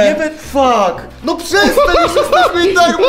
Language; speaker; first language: Polish; native; Polish